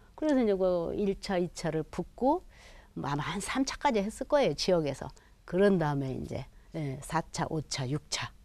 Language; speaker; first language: Korean; native; Korean